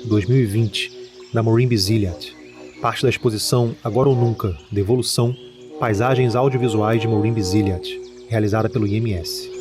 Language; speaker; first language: Portuguese; native; Portuguese